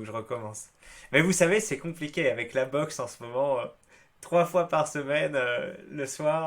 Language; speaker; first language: French; native; French